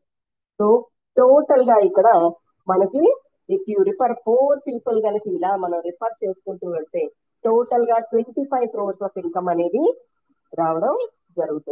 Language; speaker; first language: Telugu; native; Telugu